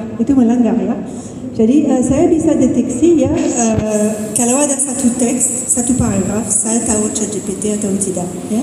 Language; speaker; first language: Indonesian; non-native, fluent; English